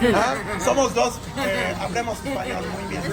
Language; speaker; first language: Spanish; non-native, learner; Haitian Creole